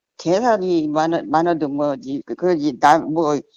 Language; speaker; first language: Korean; native; Korean